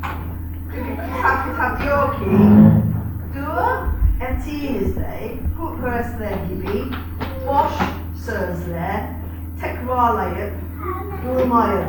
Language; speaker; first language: Turkish; non-native, fluent; English